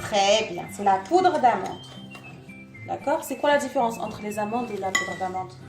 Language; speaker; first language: French; non-native, local second language; Arabic